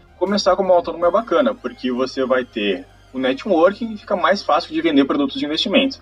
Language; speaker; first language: Portuguese; native; Portuguese